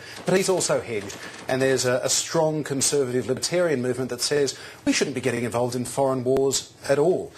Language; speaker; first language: English; native; English